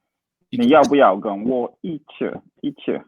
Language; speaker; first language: Chinese; non-native, learner; English